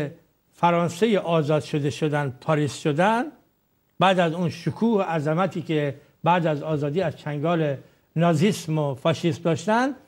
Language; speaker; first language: Persian; native; Persian